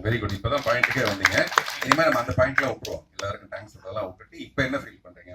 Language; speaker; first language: Tamil; native; Tamil